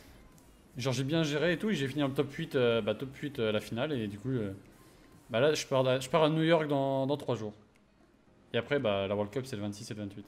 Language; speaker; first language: French; native; French